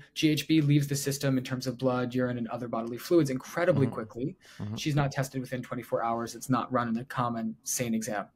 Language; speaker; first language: English; native; English